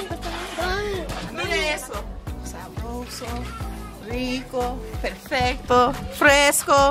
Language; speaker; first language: Spanish; non-native, learner; English